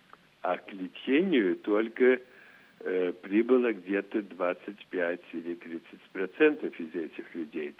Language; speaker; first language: Russian; non-native, fluent; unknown